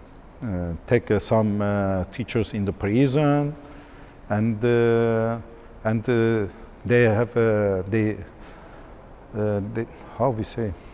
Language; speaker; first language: English; non-native, learner; Turkish